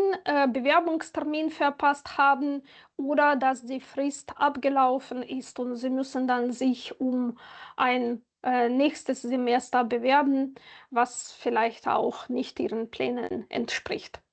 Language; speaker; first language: German; non-native, fluent; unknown